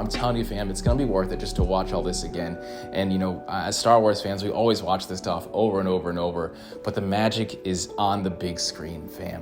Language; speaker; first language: English; native; English